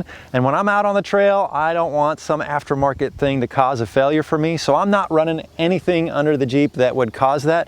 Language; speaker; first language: English; native; English